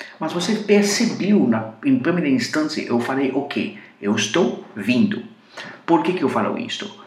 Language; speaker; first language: Portuguese; non-native, fluent; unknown